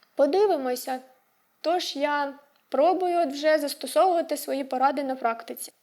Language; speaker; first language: Ukrainian; non-native, local second language; Russian